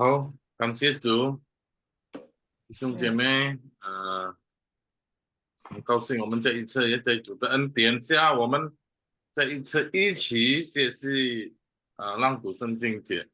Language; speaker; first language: Chinese; non-native, fluent; Indonesian